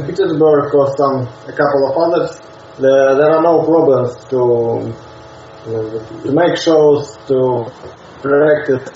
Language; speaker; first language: English; non-native, learner; Russian